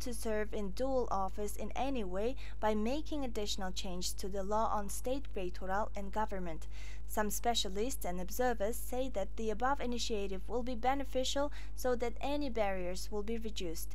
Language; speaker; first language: English; non-native, fluent; Mongolian